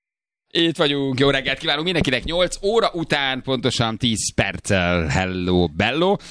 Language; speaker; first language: Hungarian; native; Hungarian